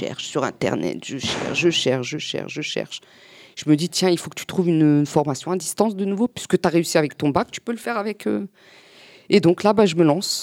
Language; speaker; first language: French; native; French